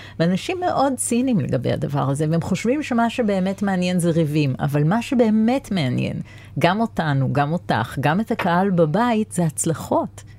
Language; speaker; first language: Hebrew; native; Hebrew